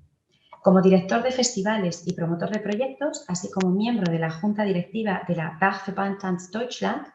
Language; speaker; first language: Spanish; native; Spanish